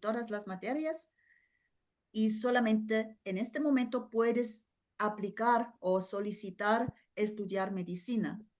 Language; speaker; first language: Spanish; non-native, fluent; German